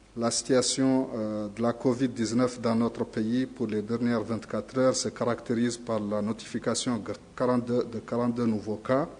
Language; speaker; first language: French; non-native, local second language; Arabic